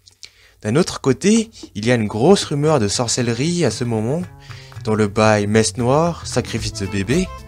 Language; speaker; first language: French; native; French